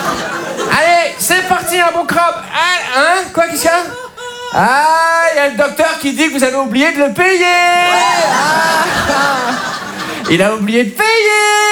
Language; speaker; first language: French; native; French